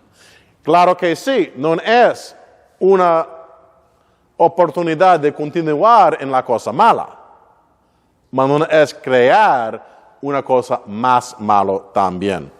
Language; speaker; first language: Spanish; non-native, learner; English